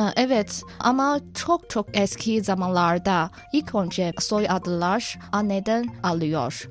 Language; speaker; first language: Turkish; non-native, fluent; Chinese